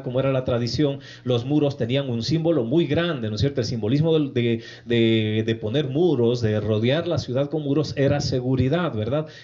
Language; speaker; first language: Spanish; native; Spanish